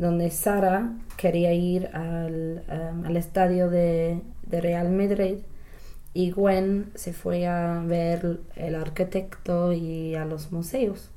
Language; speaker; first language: Spanish; non-native, learner; English